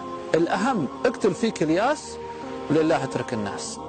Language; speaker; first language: Arabic; native; Arabic